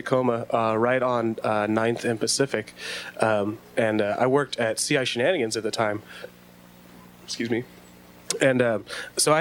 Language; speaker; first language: English; native; English